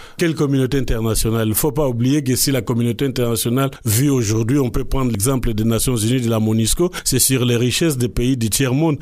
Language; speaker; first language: French; non-native, local second language; Lingala